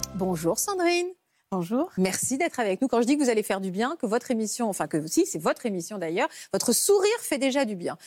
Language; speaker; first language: French; native; French